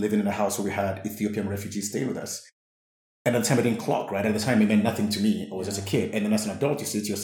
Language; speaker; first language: English; non-native, local second language; Akan